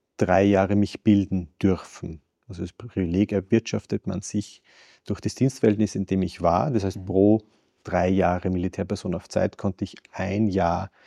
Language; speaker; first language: German; native; German